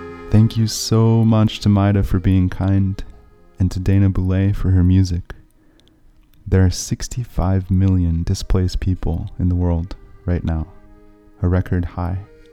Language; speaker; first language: English; native; English